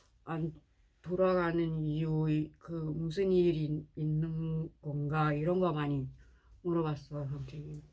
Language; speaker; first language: Korean; non-native, learner; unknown